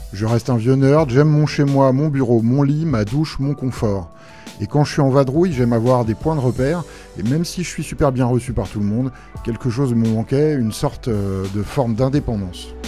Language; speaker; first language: French; native; French